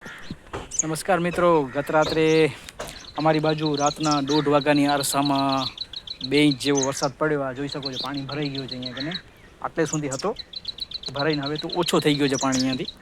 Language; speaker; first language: Gujarati; non-native, local second language; Kachhi